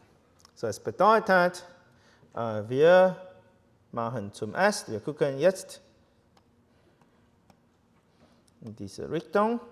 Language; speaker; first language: German; non-native, learner; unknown